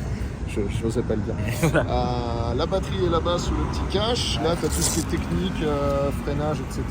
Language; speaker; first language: French; native; French